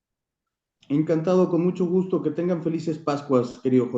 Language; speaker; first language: Spanish; native; Spanish